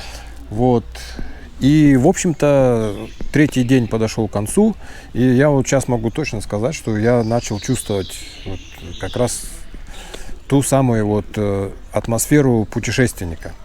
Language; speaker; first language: Russian; native; Russian